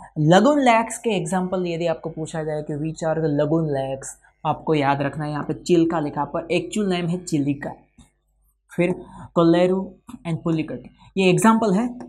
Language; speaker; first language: Hindi; non-native, local second language; Gujarati